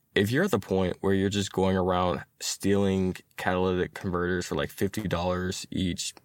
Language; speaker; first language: English; native; English